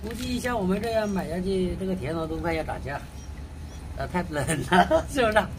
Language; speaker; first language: Chinese; native; Chinese